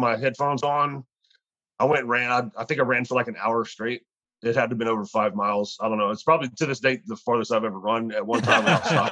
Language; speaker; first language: English; native; English